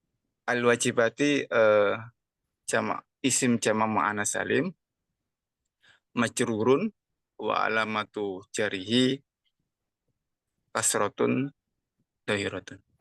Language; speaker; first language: Arabic; non-native, learner; Indonesian